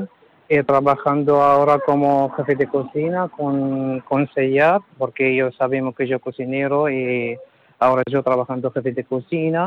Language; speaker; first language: Spanish; non-native, learner; Arabic